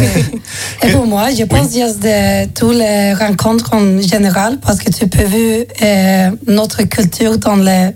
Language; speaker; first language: French; non-native, fluent; Swedish